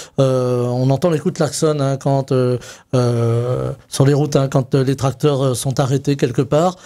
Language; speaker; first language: French; native; French